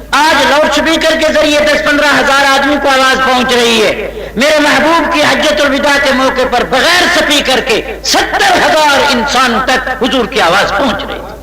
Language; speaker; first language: Urdu; non-native, local second language; Saraiki